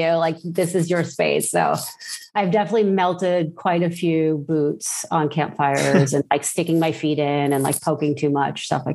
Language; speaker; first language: English; native; English